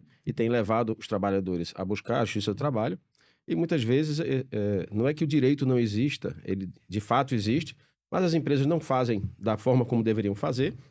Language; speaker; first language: Portuguese; native; Portuguese